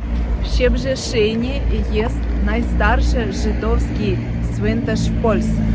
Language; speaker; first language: Polish; non-native, learner; Russian